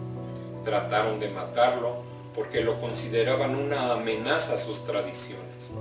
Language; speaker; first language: Spanish; native; Spanish